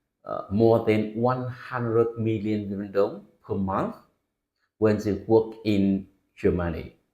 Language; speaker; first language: English; non-native, fluent; Vietnamese